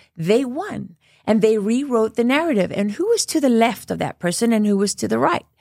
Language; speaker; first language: English; native; English